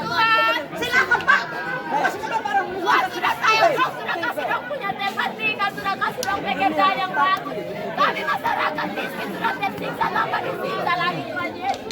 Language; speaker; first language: Indonesian; non-native, local second language; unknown